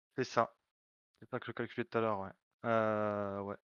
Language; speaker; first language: French; native; French